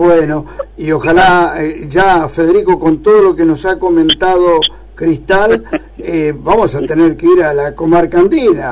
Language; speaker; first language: Spanish; native; Spanish